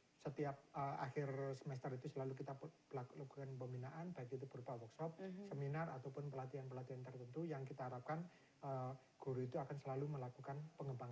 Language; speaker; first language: Indonesian; native; Indonesian